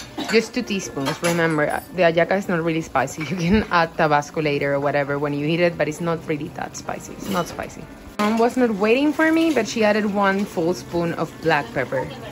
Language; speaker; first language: English; non-native, fluent; Spanish